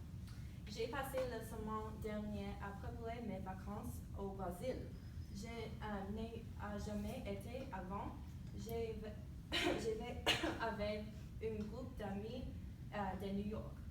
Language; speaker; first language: French; non-native, learner; English